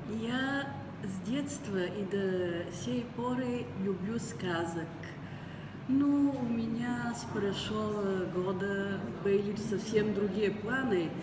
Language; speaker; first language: Russian; non-native, learner; Bulgarian